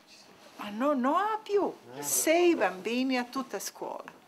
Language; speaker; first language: Italian; non-native, learner; Bosnian